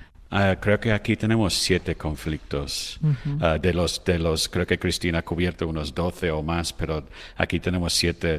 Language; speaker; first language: Spanish; non-native, fluent; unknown